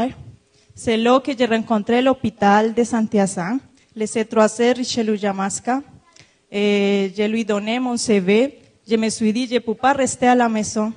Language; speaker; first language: French; non-native, fluent; Spanish